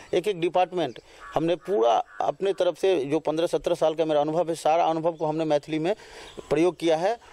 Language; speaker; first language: Hindi; non-native, local second language; Maithili